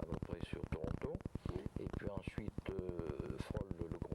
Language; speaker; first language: French; native; French